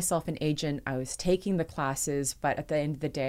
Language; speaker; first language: English; native; English